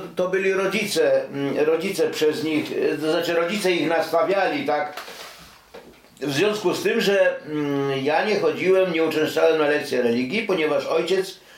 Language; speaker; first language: Polish; native; Polish